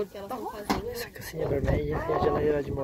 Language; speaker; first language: Portuguese; non-native, learner; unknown